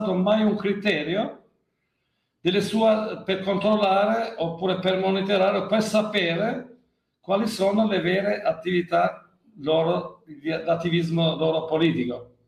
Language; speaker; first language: Italian; non-native, fluent; Albanian